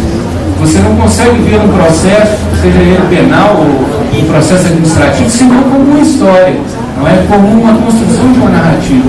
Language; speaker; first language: Portuguese; native; Portuguese